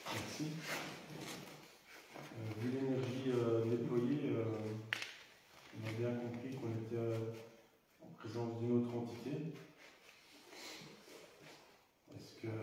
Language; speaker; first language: French; native; French